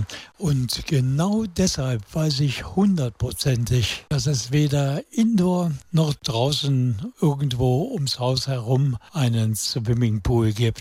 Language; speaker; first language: German; native; German